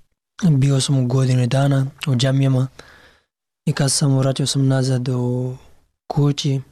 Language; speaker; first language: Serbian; non-native, learner; Pashto